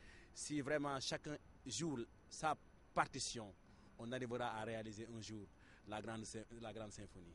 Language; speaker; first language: French; non-native, local second language; Wolof